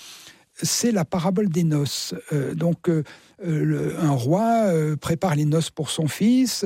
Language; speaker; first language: French; native; French